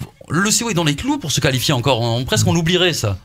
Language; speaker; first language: French; native; French